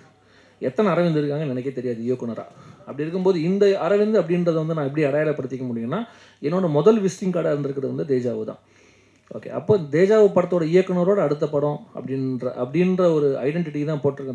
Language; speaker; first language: Tamil; native; Tamil